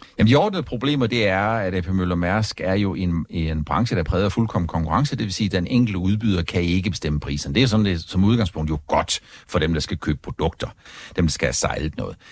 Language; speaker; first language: Danish; native; Danish